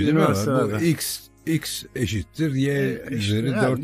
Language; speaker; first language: Turkish; native; Turkish